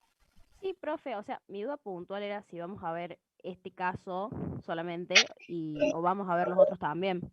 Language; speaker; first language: Spanish; native; Spanish